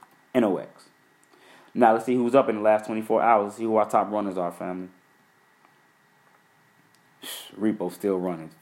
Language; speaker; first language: English; native; English